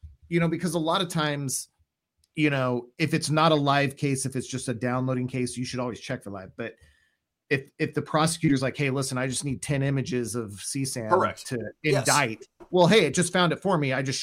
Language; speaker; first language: English; native; English